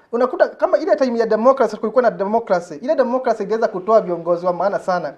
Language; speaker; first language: Swahili; non-native, local second language; Kikuyu